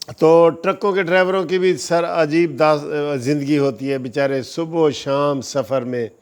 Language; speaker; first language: Urdu; non-native, local second language; Punjabi